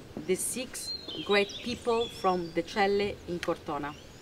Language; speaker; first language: English; non-native, fluent; Italian